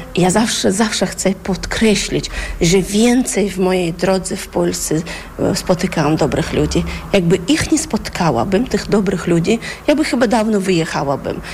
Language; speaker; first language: Polish; non-native, fluent; Chechen